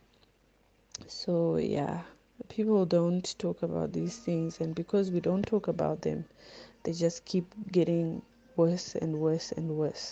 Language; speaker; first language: English; non-native, local second language; Shona